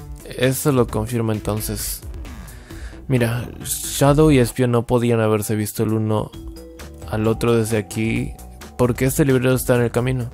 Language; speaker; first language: Spanish; native; Spanish